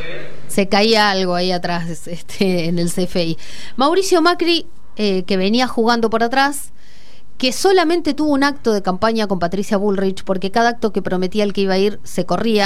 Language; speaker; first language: Spanish; native; Spanish